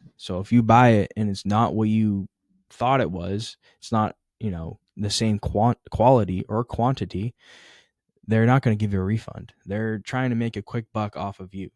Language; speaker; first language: English; native; English